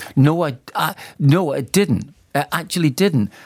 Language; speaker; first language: English; native; English